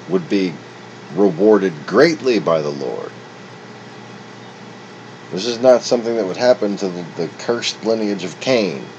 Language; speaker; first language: English; native; English